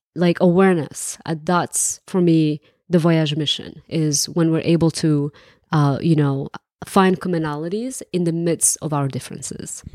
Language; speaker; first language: English; non-native, fluent; Arabic